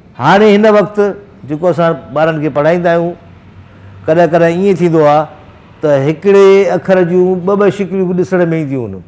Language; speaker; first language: Sindhi; native; Sindhi